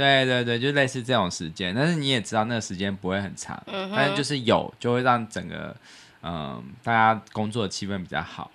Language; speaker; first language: Chinese; native; Chinese